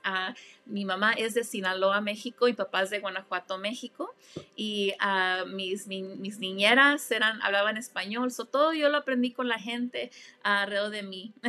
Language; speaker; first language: Spanish; early bilingual, heritage; Spanish